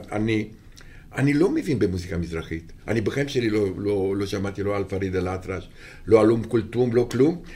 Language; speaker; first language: Hebrew; non-native, fluent; Romanian